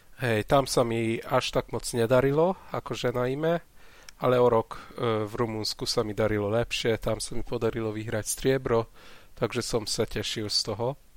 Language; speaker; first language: Slovak; non-native, local second language; Hungarian